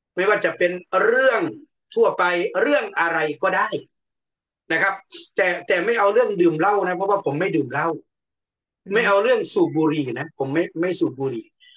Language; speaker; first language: Thai; native; Thai